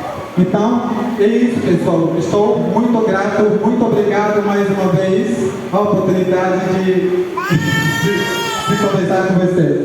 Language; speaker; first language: Portuguese; non-native, local second language; Ticuna